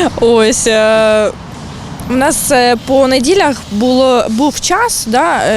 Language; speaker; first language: Ukrainian; native; Ukrainian